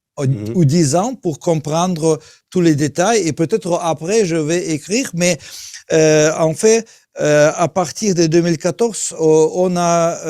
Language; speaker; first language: French; non-native, learner; Russian